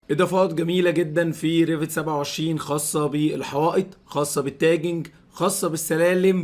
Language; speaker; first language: Arabic; native; Arabic